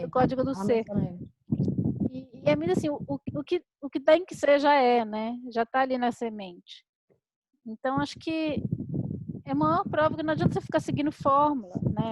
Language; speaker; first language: Portuguese; native; Portuguese